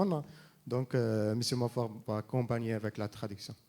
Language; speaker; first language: French; non-native, fluent; Arabic